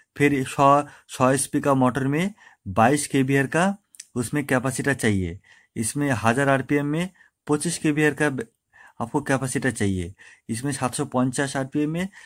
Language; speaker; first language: Hindi; non-native, local second language; Bangla